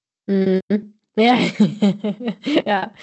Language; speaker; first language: German; native; German